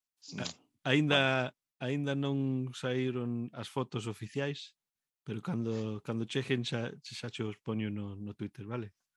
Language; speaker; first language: Galician; non-native, local second language; Spanish